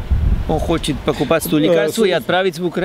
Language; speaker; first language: Russian; non-native, learner; Spanish